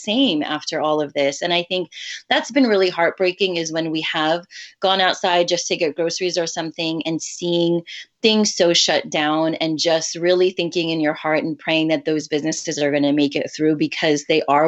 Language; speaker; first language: English; early bilingual, other home language; Urdu